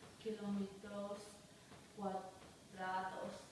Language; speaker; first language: Spanish; non-native, learner; English